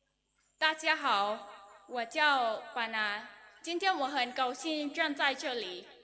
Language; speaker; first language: Chinese; non-native, learner; Lao